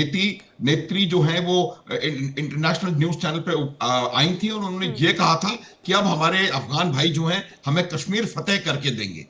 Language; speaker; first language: Hindi; native; Hindi